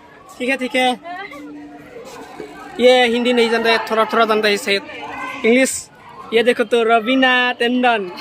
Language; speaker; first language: Hindi; non-native, local second language; Assamese